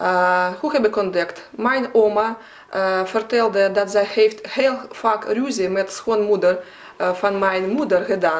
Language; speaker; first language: Dutch; non-native, fluent; Russian